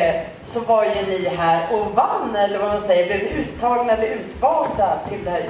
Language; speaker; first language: Swedish; native; Swedish